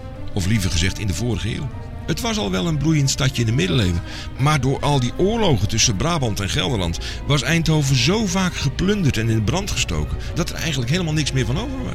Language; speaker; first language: Dutch; native; Dutch